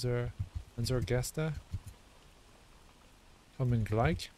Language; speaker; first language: German; non-native, learner; English